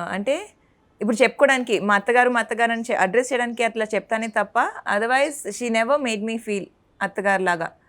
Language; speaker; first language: Telugu; non-native, local second language; Urdu